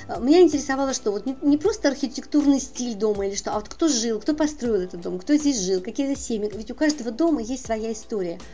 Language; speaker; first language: Russian; native; Russian